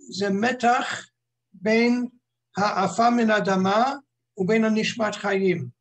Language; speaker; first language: Hebrew; non-native, fluent; English